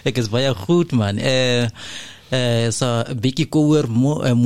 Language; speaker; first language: Dutch; non-native, learner; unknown